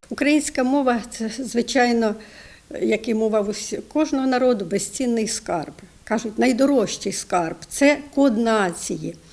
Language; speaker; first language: Ukrainian; native; Ukrainian